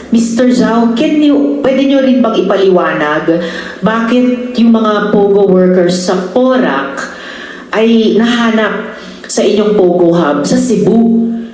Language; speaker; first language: Filipino; native; Filipino